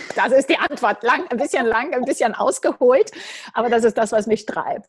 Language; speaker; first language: German; non-native, fluent; Romanian